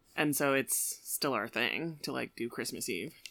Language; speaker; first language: English; native; English